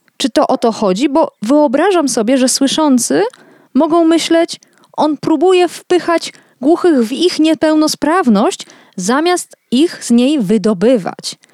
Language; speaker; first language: Polish; native; Polish